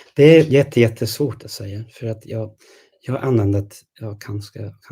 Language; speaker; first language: Swedish; non-native, fluent; English